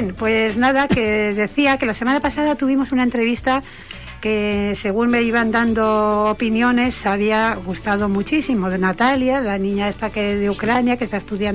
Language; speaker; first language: Spanish; native; Spanish